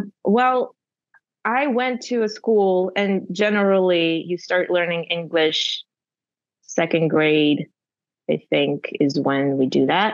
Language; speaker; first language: English; non-native, fluent; Russian